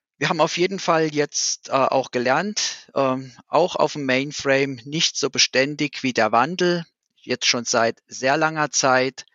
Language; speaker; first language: German; native; German